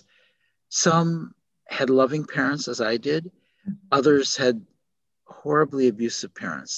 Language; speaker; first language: English; native; English